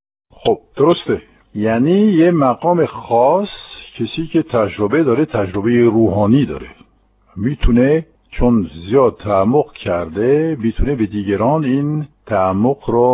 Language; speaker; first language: Persian; non-native, fluent; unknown